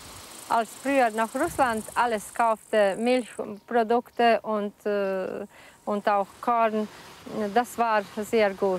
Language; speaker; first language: German; non-native, learner; Latvian